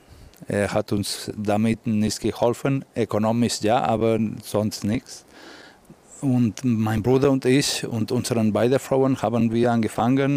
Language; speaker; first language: German; non-native, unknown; Catalan